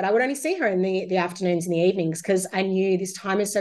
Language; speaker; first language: English; native; English